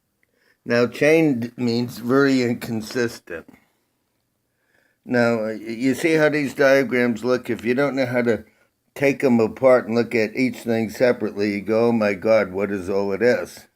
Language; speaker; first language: English; native; English